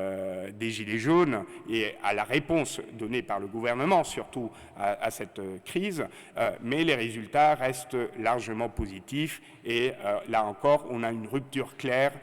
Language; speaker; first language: French; native; French